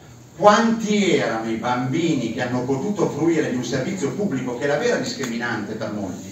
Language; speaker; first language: Italian; native; Italian